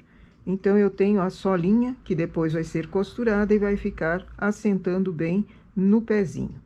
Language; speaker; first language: Portuguese; native; Portuguese